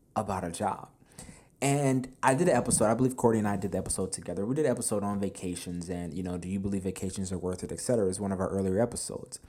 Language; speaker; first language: English; native; English